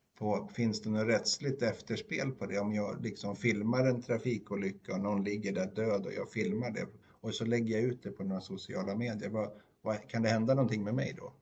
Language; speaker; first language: Swedish; native; Swedish